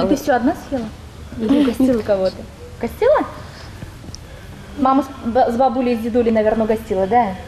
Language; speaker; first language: Russian; native; Russian